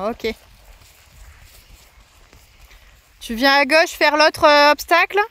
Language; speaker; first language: French; native; French